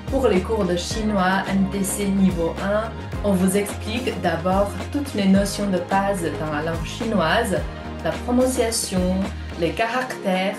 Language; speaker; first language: French; non-native, fluent; Chinese